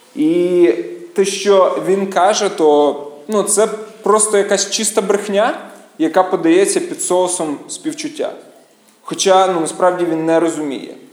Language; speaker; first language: Ukrainian; native; Ukrainian